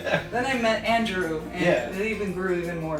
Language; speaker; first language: English; native; English